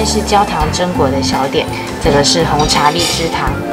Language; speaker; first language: Chinese; native; Chinese